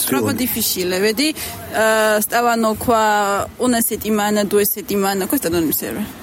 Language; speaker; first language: Italian; non-native, learner; Spanish